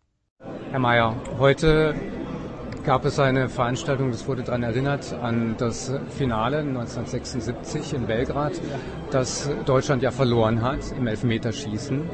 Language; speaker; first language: German; native; German